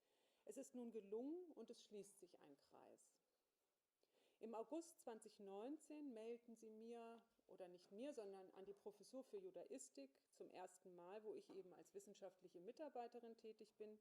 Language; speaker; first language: German; native; German